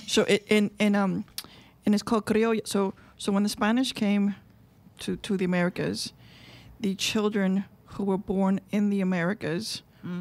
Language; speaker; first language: English; non-native, fluent; Spanish